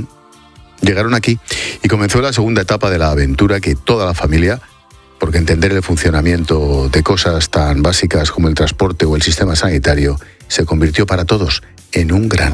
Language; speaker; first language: Spanish; native; Spanish